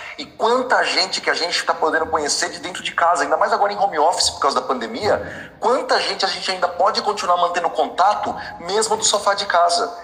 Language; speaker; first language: Portuguese; native; Portuguese